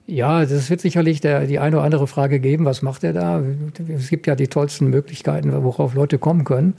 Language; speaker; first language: German; native; German